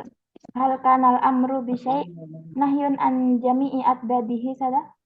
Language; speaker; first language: Arabic; non-native, learner; Indonesian